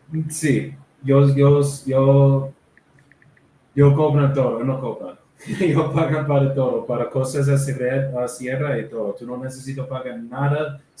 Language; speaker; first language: Spanish; non-native, learner; English